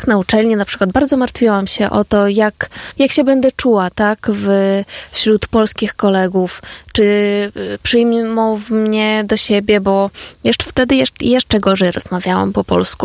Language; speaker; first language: Polish; non-native, fluent; Ukrainian